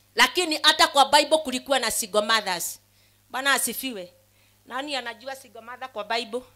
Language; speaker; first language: Swahili; non-native, local second language; Kikuyu